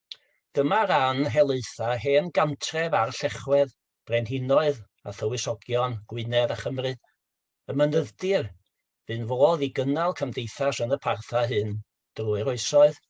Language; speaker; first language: Welsh; native; Welsh